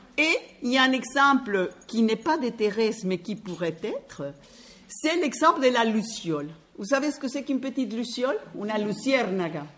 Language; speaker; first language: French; non-native, fluent; Spanish